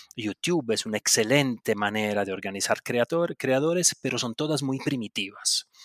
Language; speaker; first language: Spanish; non-native, local second language; Italian